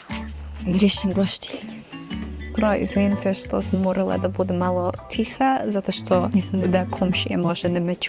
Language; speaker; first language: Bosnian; non-native, fluent; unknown